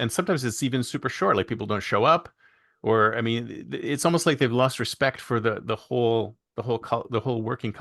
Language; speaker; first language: English; native; English